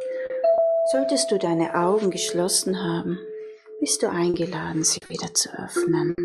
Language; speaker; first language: German; native; German